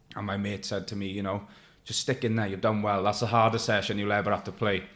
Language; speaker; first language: English; native; English